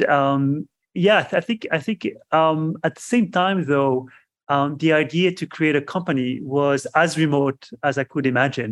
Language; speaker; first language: English; non-native, fluent; French